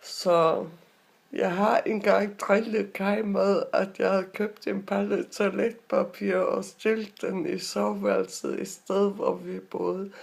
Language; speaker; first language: Danish; non-native, local second language; Faroese